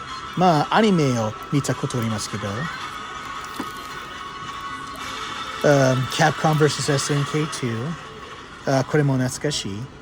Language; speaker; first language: Japanese; non-native, fluent; English